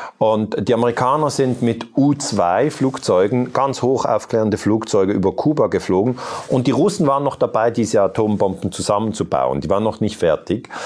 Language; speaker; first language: German; native; German